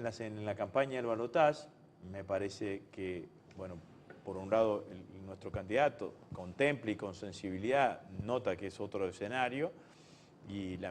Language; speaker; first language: Spanish; native; Spanish